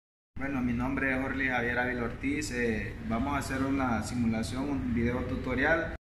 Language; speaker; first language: Spanish; native; Spanish